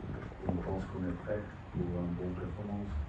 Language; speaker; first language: French; non-native, fluent; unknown